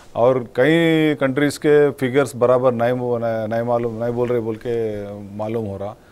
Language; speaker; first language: Hindi; non-native, local second language; Telugu